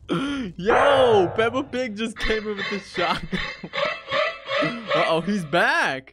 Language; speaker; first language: English; native; English